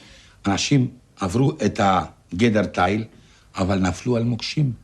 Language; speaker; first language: Hebrew; non-native, fluent; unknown